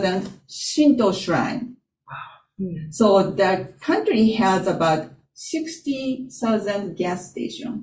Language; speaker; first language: English; non-native, fluent; Japanese